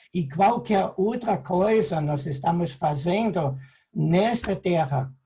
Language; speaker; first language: Portuguese; non-native, fluent; German